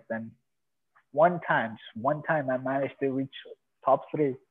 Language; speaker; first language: English; non-native, fluent; Persian